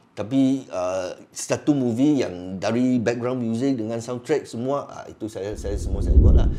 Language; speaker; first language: Malay; non-native, local second language; Cantonese